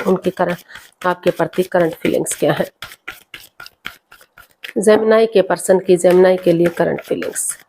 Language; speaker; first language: Hindi; native; Hindi